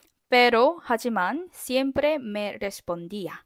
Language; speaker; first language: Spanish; non-native, fluent; Korean